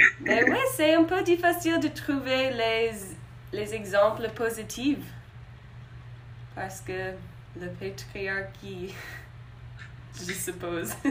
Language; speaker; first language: French; non-native, learner; English